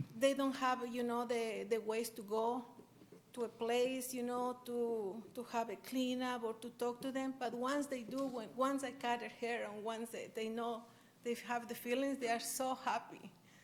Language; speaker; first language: English; non-native, fluent; Spanish